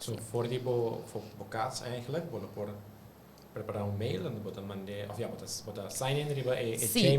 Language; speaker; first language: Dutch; non-native, local second language; Papiamento